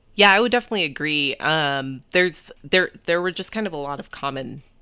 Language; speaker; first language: English; early bilingual, other home language; Japanese